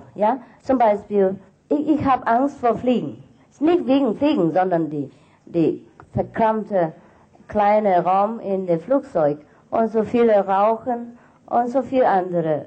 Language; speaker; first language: German; non-native, fluent; Vietnamese